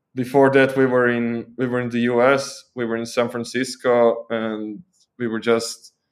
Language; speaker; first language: English; non-native, fluent; Croatian